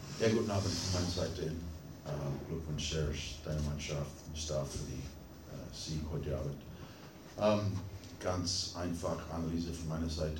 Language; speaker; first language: German; non-native, fluent; English